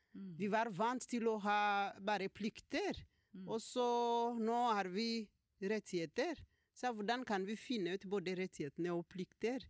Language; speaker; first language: Norwegian; non-native, fluent; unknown